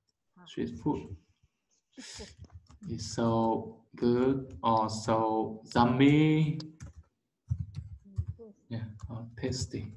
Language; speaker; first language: English; non-native, learner; Vietnamese